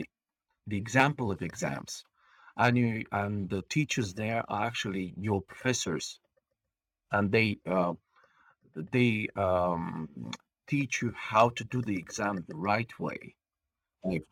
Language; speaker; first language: English; non-native, fluent; Bulgarian